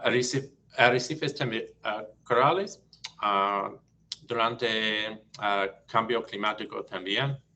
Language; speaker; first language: Spanish; non-native, learner; English